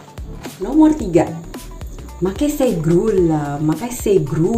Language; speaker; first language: Italian; non-native, fluent; Indonesian